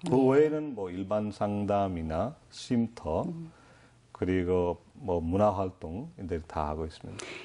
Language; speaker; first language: Korean; non-native, fluent; Nepali